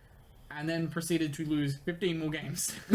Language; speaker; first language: English; native; English